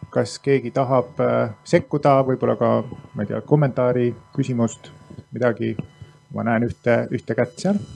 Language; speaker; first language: Estonian; native; Estonian